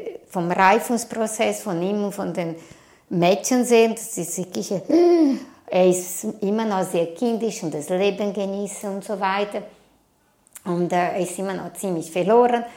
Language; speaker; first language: German; non-native, fluent; Portuguese